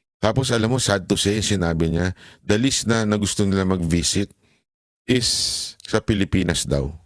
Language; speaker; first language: Filipino; native; Filipino